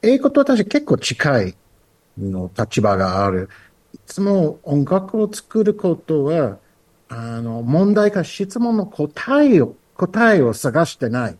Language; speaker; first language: Japanese; non-native, learner; English